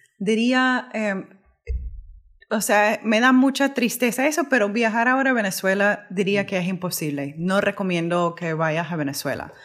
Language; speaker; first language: Spanish; early bilingual, heritage; Spanish